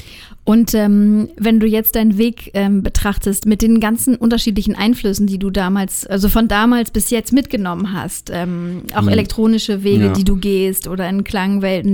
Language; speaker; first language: German; native; German